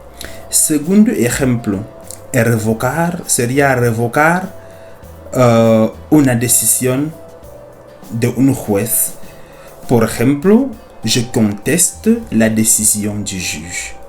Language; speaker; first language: Spanish; non-native, fluent; French